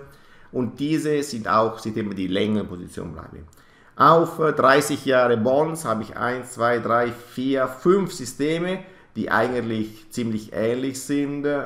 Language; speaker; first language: German; non-native, fluent; Italian